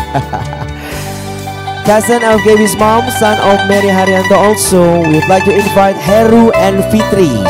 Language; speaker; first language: English; non-native, fluent; Indonesian